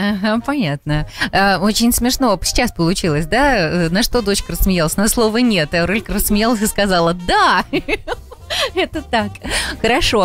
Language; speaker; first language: Russian; native; Russian